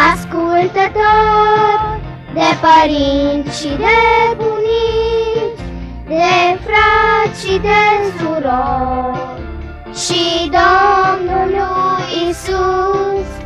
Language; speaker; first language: Romanian; early bilingual, heritage; Romanian